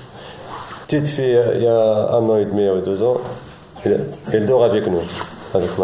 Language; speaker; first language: French; non-native, learner; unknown